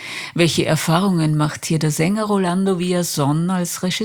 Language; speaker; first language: German; native; German